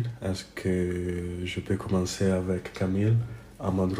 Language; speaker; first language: French; non-native, learner; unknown